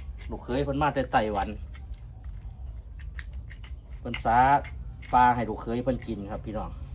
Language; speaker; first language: Thai; non-native, local second language; Northeastern Thai